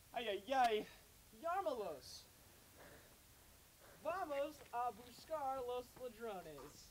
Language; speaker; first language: Spanish; non-native, learner; English